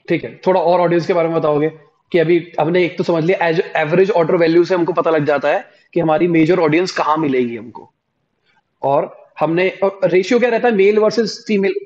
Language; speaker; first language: Hindi; native; Hindi